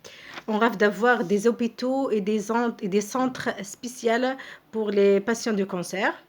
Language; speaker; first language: French; non-native, fluent; Arabic